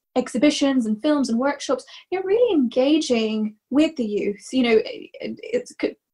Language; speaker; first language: English; native; English